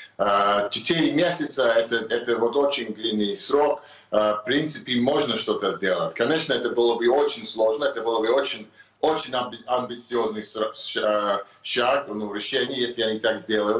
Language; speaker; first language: Russian; non-native, fluent; English